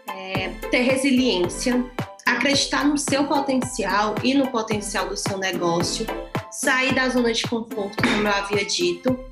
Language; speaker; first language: Portuguese; native; Portuguese